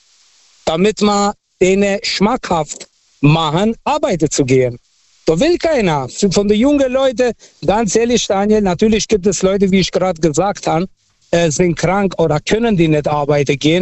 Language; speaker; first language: German; early bilingual, other home language; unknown